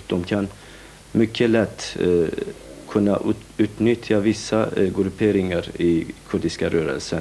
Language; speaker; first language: Swedish; non-native, fluent; Kurdish